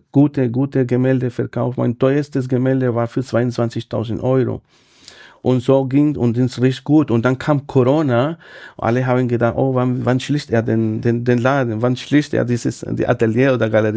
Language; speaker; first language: German; non-native, fluent; Spanish